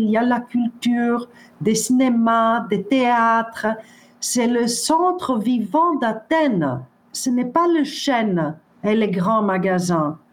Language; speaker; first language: French; non-native, fluent; Greek